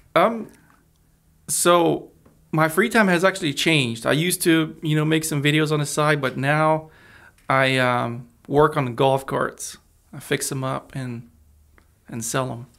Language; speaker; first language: English; early bilingual, other home language; Russian